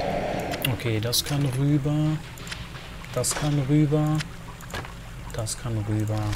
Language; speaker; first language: German; native; German